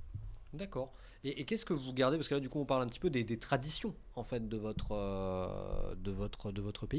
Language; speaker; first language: French; native; French